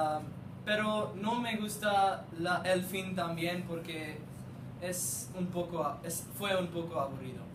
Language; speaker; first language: Spanish; non-native, learner; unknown